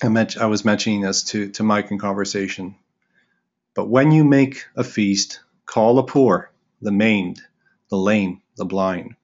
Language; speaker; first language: English; native; English